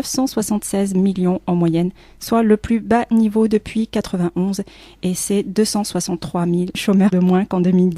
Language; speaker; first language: French; native; French